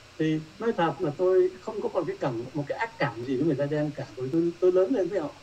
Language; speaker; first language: Vietnamese; native; Vietnamese